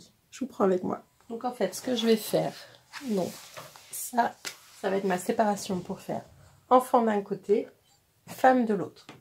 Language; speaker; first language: French; native; French